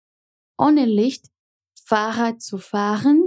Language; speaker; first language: German; non-native, fluent; Portuguese